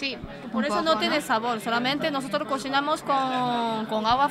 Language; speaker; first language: Spanish; non-native, learner; Japanese